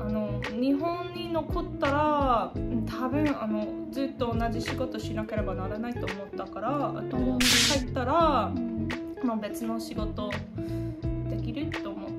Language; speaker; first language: Japanese; non-native, fluent; English